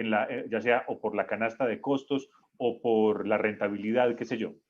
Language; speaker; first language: Spanish; native; Spanish